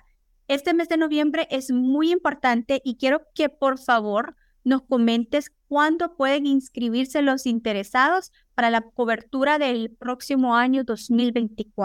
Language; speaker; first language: Spanish; native; Spanish